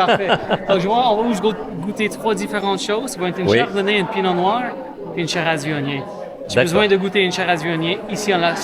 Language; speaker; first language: French; native; French